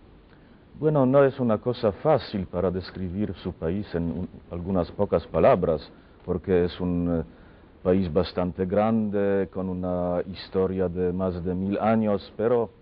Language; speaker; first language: Spanish; non-native, fluent; Polish